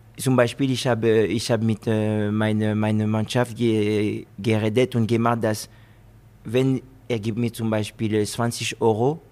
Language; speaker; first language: German; non-native, fluent; French